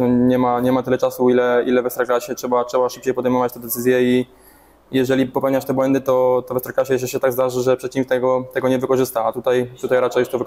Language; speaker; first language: Polish; native; Polish